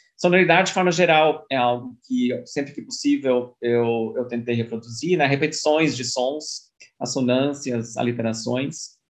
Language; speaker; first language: Portuguese; early bilingual, other home language; German